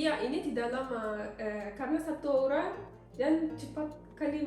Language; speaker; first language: Indonesian; non-native, learner; Turkish